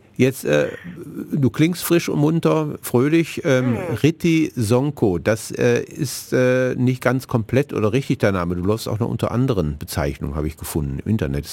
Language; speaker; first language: German; native; German